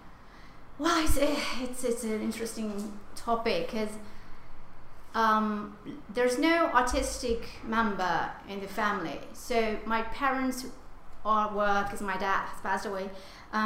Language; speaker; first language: English; non-native, fluent; Hungarian